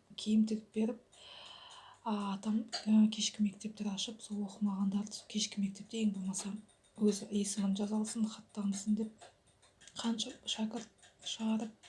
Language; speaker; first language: Kazakh; native; Kazakh